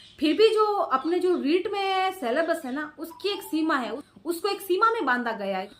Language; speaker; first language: Hindi; native; Hindi